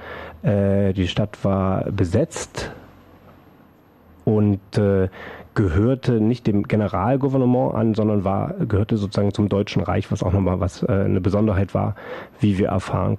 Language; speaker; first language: German; native; German